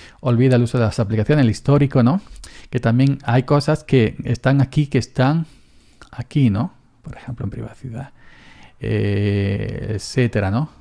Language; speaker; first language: Spanish; native; Spanish